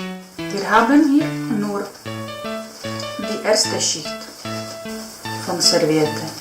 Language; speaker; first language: German; non-native, learner; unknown